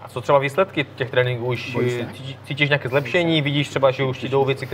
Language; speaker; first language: Czech; native; Czech